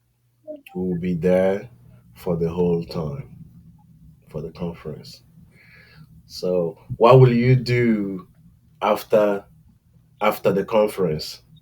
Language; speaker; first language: English; non-native, fluent; French